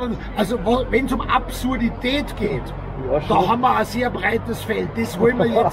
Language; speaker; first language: German; native; German